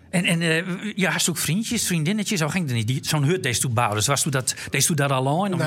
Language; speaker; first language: Dutch; native; Dutch